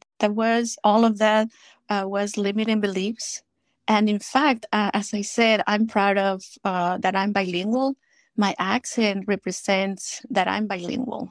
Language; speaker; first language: English; non-native, fluent; Spanish